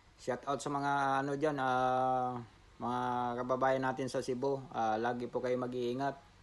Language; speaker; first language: Filipino; non-native, local second language; Cebuano